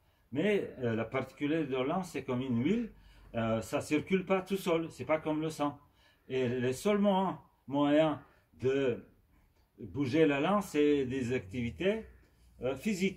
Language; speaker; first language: French; non-native, fluent; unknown